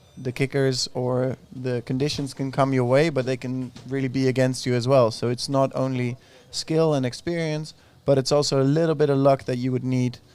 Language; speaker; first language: English; non-native, fluent; Dutch